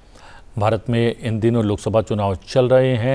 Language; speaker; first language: Hindi; native; Hindi